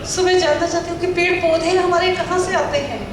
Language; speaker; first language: Hindi; native; Hindi